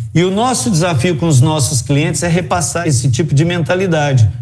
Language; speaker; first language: Portuguese; native; Portuguese